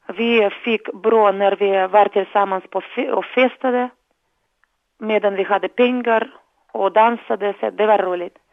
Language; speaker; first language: Swedish; non-native, fluent; Russian